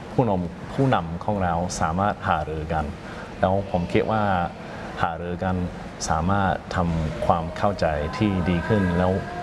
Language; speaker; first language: Thai; non-native, fluent; English